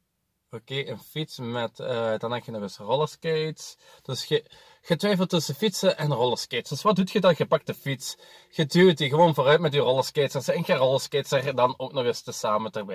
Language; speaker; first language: Dutch; native; Dutch